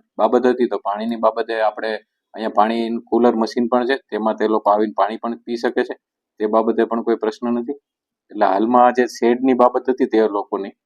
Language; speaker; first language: Gujarati; native; Gujarati